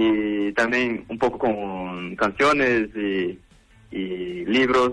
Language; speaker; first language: Spanish; non-native, learner; Portuguese